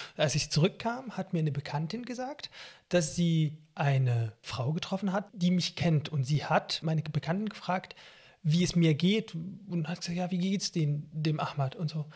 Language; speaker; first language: German; non-native, fluent; Arabic